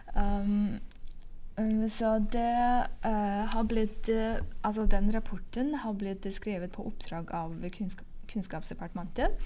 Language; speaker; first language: Norwegian; non-native, fluent; Uyghur